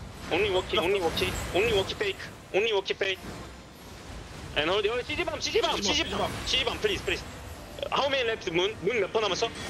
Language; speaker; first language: English; non-native, learner; Korean